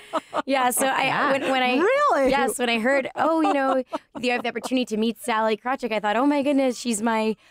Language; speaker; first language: English; native; English